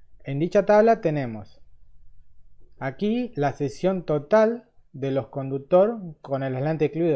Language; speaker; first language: Spanish; native; Spanish